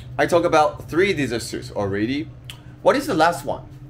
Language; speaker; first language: English; non-native, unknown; Japanese